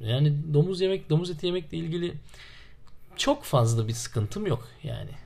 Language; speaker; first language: Turkish; native; Turkish